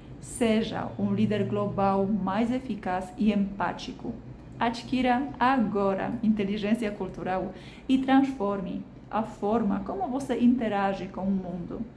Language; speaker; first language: Portuguese; non-native, fluent; Polish